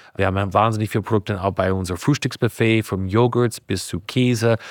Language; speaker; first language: German; non-native, fluent; English